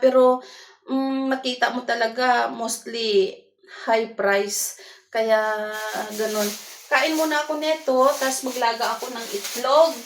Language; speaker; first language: Filipino; non-native, local second language; Cebuano